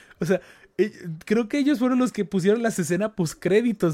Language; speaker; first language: Spanish; native; Spanish